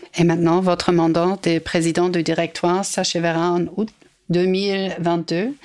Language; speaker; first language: French; non-native, fluent; German